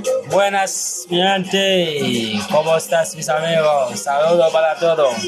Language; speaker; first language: Spanish; non-native, learner; Haitian Creole